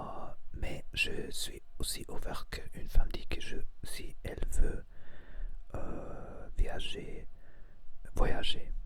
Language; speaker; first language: French; non-native, learner; Spanish